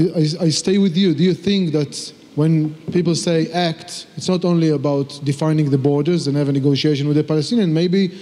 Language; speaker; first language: English; non-native, fluent; Hebrew